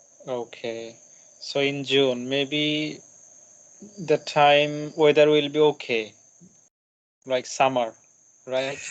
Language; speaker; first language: English; non-native, learner; Bangla